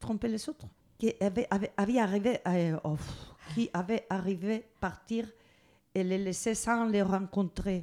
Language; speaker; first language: French; non-native, learner; Spanish